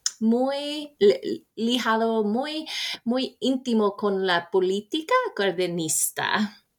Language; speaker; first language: Spanish; non-native, fluent; English